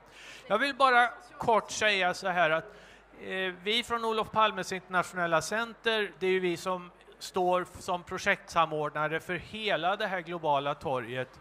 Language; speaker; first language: Swedish; native; Swedish